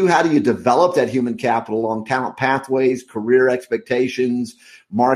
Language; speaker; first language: English; native; English